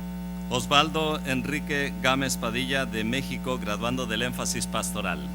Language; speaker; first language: Spanish; native; Spanish